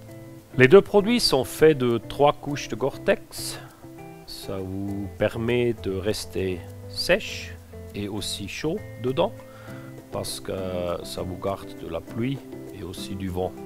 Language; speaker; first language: French; non-native, fluent; German